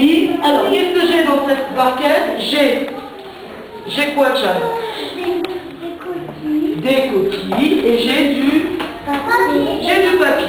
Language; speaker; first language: French; native; French